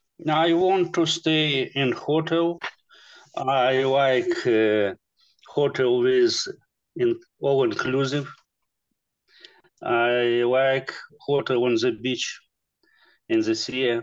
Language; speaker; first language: English; non-native, learner; Russian